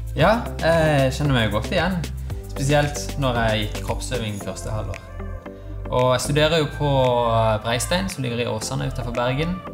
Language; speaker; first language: Norwegian; native; Norwegian